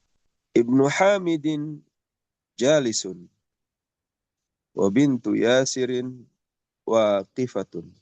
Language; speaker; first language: Arabic; non-native, fluent; Indonesian